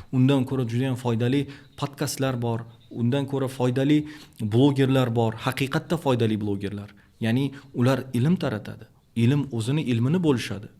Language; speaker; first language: Uzbek; native; Uzbek